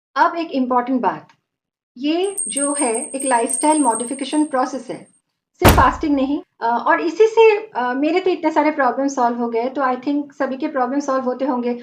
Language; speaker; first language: Hindi; non-native, local second language; Bangla